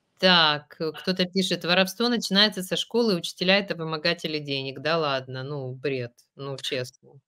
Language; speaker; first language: Russian; native; Russian